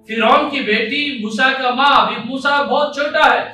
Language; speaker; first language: Hindi; non-native, local second language; Marathi